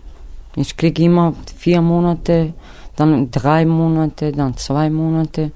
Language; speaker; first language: German; non-native, learner; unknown